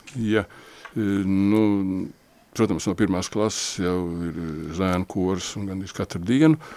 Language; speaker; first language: Latvian; native; Latvian